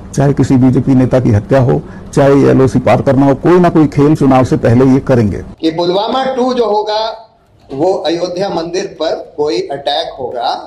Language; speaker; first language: Hindi; native; Hindi